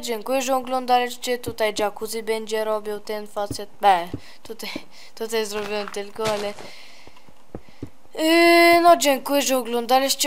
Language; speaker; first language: Polish; early bilingual, heritage; Polish